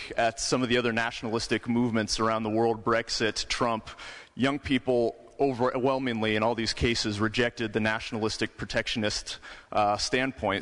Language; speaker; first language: English; native; English